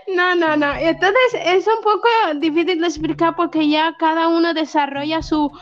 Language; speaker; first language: Spanish; early bilingual, other home language; Arabic